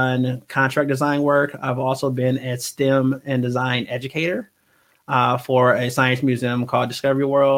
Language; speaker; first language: English; native; English